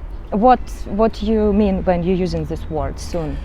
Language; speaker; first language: English; non-native, learner; Ukrainian